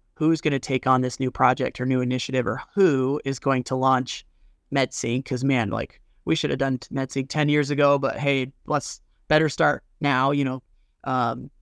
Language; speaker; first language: English; native; English